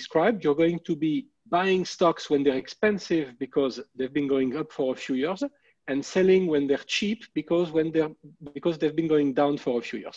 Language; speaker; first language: English; non-native, fluent; French